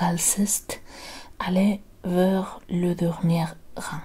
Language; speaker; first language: French; non-native, learner; Spanish